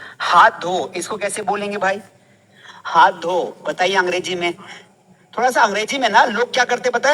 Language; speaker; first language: Hindi; native; Hindi